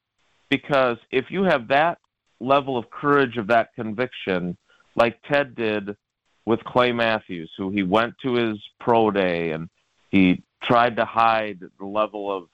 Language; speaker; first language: English; native; English